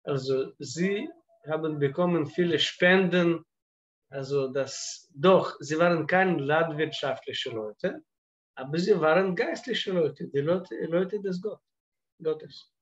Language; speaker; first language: German; non-native, fluent; Russian